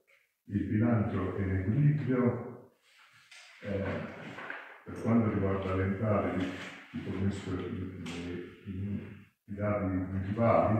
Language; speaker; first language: Italian; native; Italian